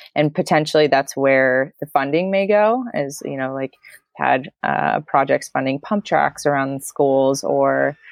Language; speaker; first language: English; native; English